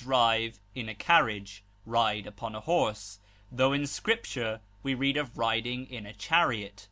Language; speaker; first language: English; native; English